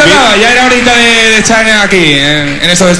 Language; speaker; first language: Spanish; native; Spanish